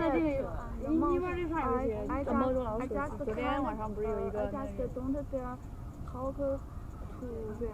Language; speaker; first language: English; non-native, learner; Chinese